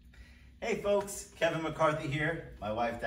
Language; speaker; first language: English; native; English